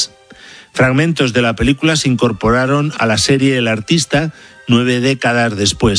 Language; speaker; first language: Spanish; native; Spanish